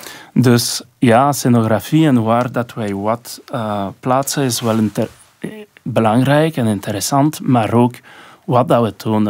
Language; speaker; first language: Dutch; non-native, local second language; French